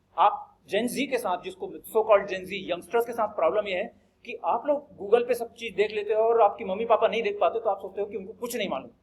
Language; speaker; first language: Hindi; native; Hindi